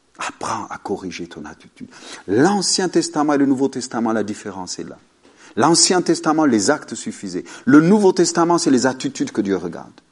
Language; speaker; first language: French; non-native, fluent; Amharic